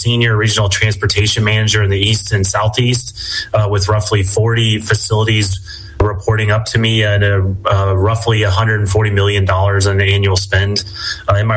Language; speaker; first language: English; native; English